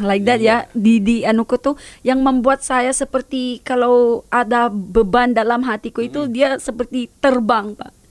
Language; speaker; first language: Indonesian; non-native, fluent; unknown